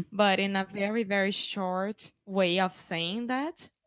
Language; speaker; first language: English; non-native, fluent; Portuguese